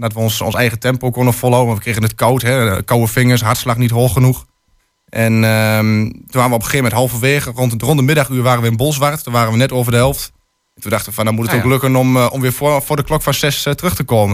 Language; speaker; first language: Dutch; native; Dutch